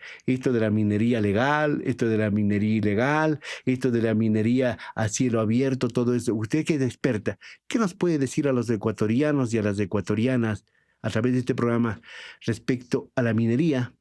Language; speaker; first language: Spanish; native; Spanish